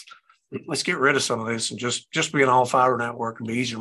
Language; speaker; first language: English; native; English